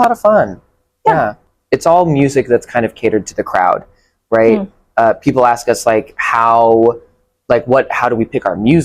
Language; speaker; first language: English; native; English